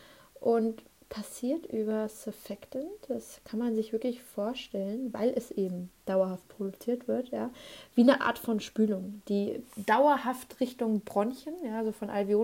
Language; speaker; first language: German; native; German